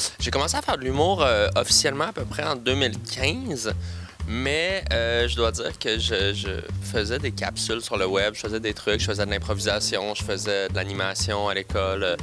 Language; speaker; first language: French; native; French